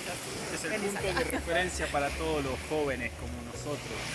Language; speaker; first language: Spanish; native; Spanish